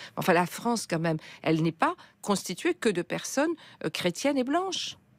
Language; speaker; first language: French; native; French